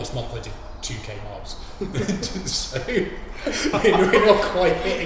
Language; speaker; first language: English; native; English